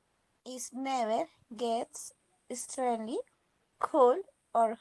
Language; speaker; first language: English; non-native, learner; Spanish